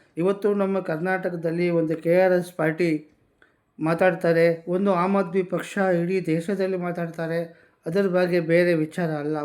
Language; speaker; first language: Kannada; non-native, local second language; Gujarati